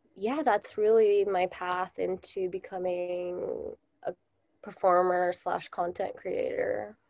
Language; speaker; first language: English; non-native, fluent; Japanese